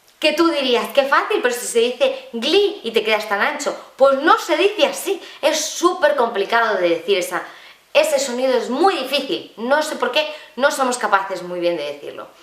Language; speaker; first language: Spanish; native; Spanish